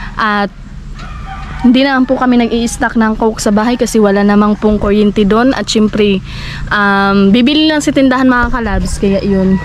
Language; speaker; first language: Filipino; non-native, local second language; Masbatenyo